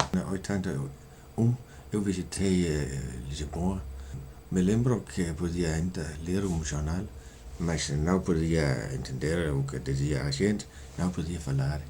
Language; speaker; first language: Portuguese; non-native, learner; Danish